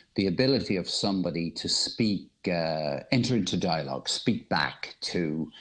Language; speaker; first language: English; native; English